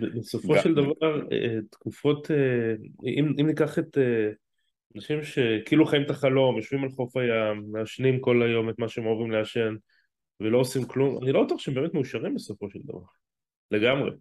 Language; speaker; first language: Hebrew; native; Hebrew